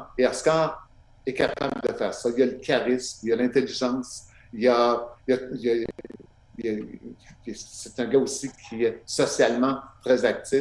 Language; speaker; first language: French; native; French